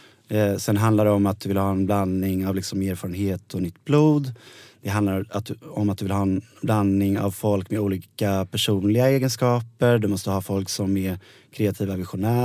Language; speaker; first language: Swedish; native; Swedish